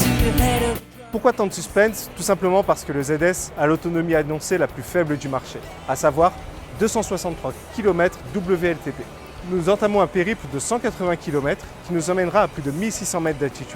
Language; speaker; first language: French; native; French